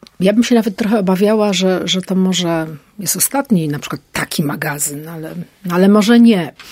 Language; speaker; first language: Polish; native; Polish